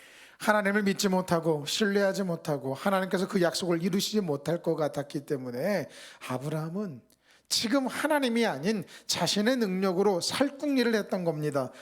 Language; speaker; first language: Korean; native; Korean